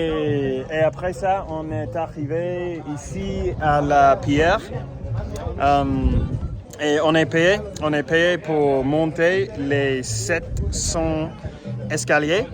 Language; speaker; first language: French; non-native, learner; English